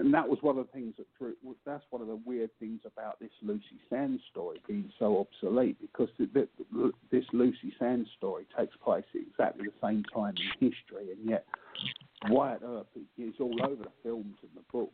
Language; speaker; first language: English; native; English